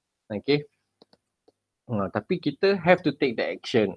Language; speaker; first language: English; non-native, local second language; Malay